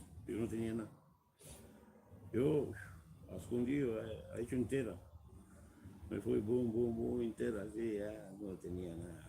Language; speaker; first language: Spanish; non-native, learner; Romanian